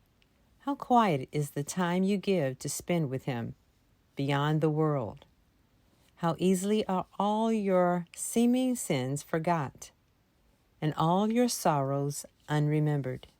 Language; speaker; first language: English; native; English